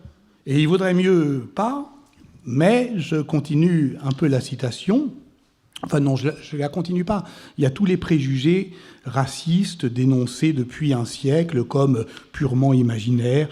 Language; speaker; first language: French; native; French